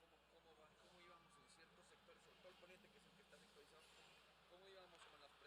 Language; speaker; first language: Spanish; native; Spanish